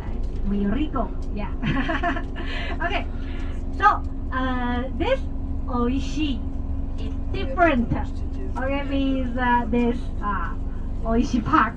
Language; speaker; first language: English; non-native, learner; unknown